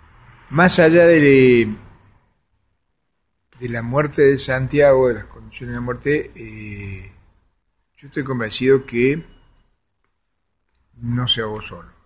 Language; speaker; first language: Spanish; native; Spanish